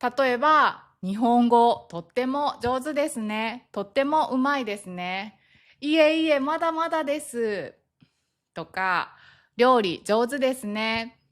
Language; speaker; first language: Japanese; native; Japanese